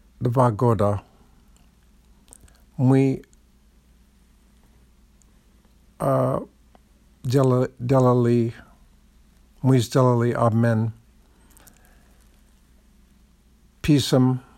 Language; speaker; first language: Russian; non-native, learner; English